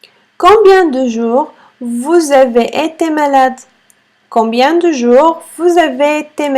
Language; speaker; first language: French; non-native, fluent; Arabic